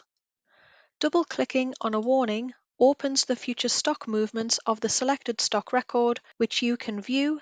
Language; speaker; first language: English; native; English